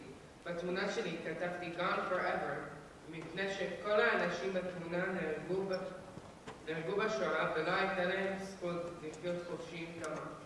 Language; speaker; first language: Hebrew; non-native, learner; English